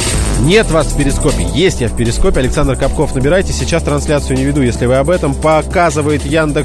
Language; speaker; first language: Russian; native; Russian